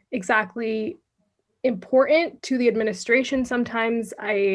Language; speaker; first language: English; native; English